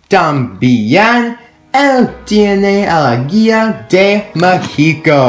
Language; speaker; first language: Spanish; non-native, learner; English